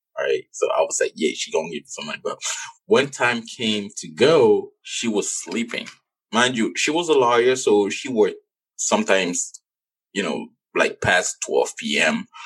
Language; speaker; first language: English; non-native, local second language; French